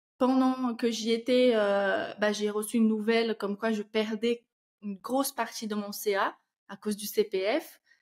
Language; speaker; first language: French; non-native, fluent; Portuguese